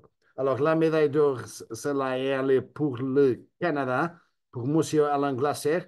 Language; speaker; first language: French; non-native, fluent; Spanish